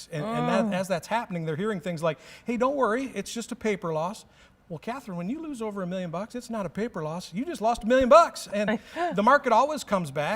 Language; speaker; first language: English; native; English